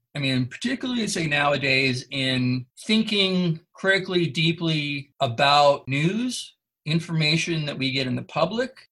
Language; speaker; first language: English; native; English